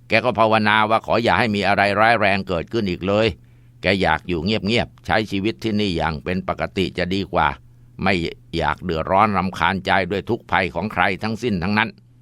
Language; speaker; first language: Thai; native; Thai